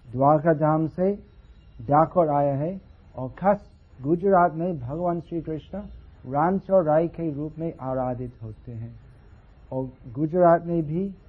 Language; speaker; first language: Hindi; non-native, fluent; English